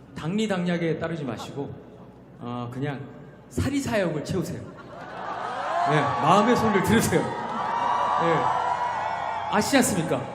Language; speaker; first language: Korean; native; Korean